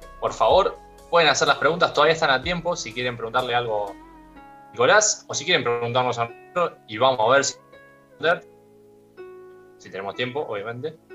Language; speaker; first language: Spanish; native; Spanish